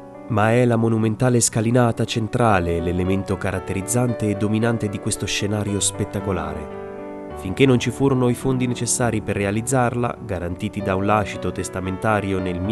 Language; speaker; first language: Italian; native; Italian